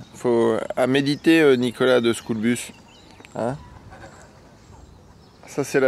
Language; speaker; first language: French; native; French